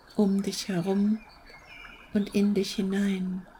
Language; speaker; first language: German; native; German